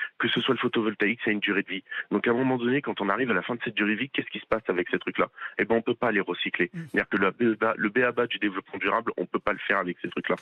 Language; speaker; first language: French; native; French